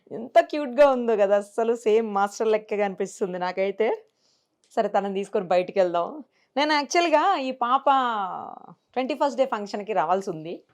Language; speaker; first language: Telugu; native; Telugu